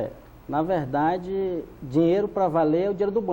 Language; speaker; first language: Portuguese; native; Portuguese